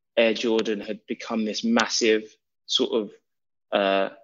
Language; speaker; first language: English; native; English